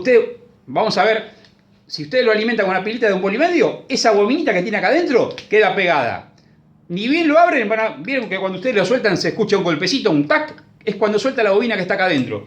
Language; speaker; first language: Spanish; native; Spanish